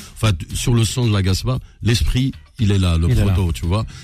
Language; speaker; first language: French; non-native, local second language; Arabic